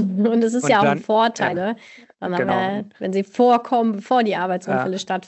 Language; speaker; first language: German; native; German